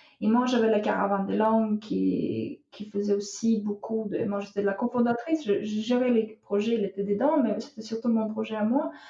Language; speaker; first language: French; non-native, fluent; Russian